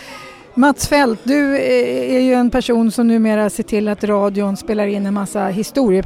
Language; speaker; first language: Swedish; native; Swedish